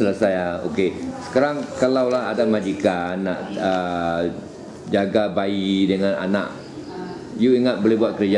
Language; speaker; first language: Malay; native; Malay